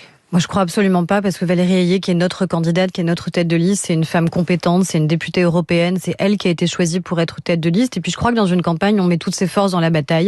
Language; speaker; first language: French; native; French